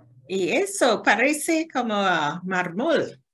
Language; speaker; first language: Spanish; non-native, learner; English